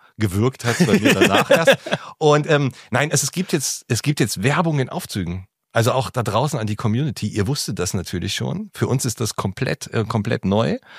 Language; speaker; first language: German; native; German